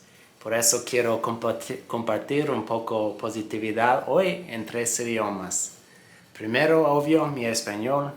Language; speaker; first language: Spanish; non-native, fluent; English